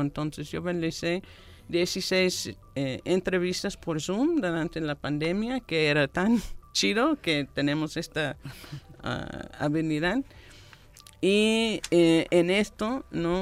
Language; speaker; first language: Spanish; non-native, fluent; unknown